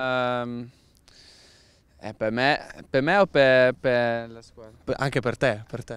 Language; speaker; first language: Italian; non-native, learner; Dutch